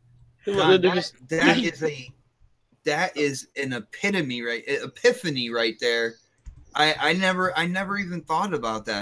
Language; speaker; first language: English; native; English